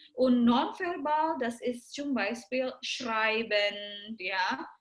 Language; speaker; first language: German; non-native, learner; Indonesian